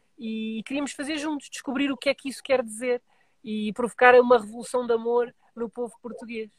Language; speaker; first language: Portuguese; native; Portuguese